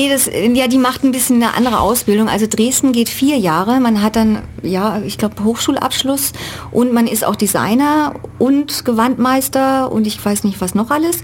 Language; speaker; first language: German; native; German